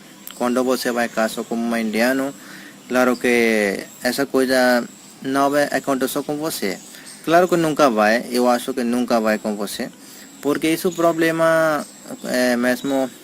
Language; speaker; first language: Portuguese; non-native, learner; Hindi